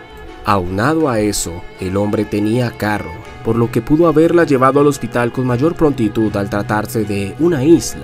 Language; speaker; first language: Spanish; native; Spanish